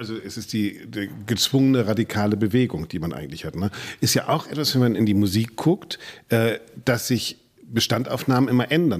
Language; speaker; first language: German; native; German